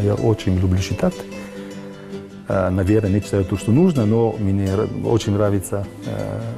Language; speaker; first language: Russian; non-native, learner; Italian